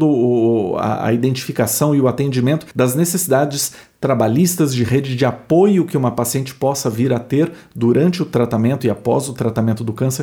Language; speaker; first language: Portuguese; native; Portuguese